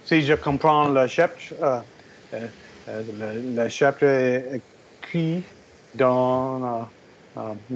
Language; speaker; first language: French; non-native, learner; English